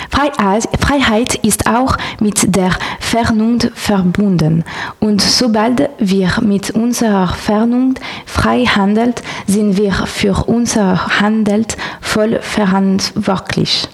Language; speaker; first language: German; non-native, learner; French